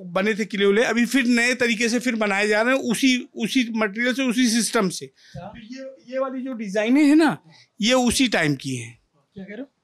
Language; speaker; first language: Hindi; native; Hindi